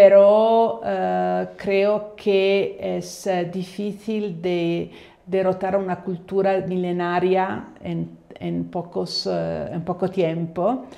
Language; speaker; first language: Spanish; non-native, fluent; Italian